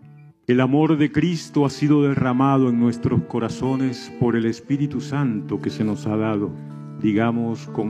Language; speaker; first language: Spanish; native; Spanish